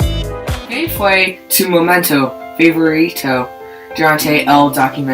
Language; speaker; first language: Spanish; non-native, learner; English